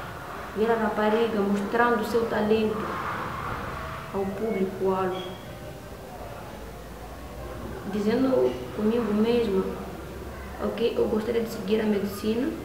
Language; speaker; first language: Portuguese; non-native, local second language; Makhuwa